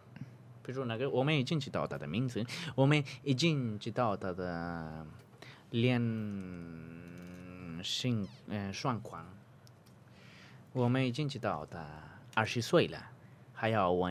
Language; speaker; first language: Chinese; non-native, fluent; Spanish